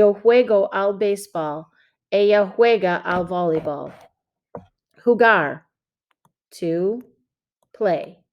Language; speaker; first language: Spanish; non-native, fluent; English